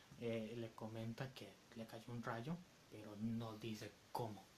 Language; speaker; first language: Spanish; native; Spanish